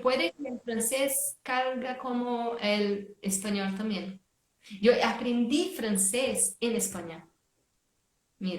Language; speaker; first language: Spanish; non-native, fluent; Portuguese